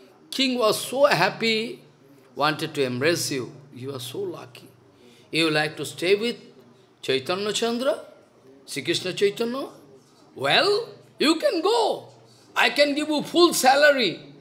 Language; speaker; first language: English; non-native, local second language; Bangla